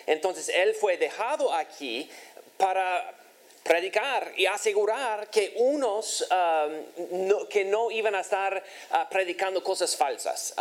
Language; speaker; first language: Spanish; non-native, fluent; English